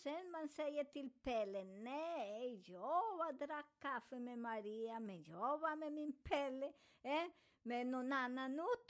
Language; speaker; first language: Swedish; non-native, fluent; Spanish